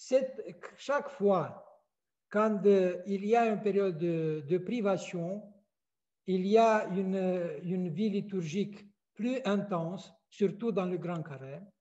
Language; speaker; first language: French; non-native, fluent; Romanian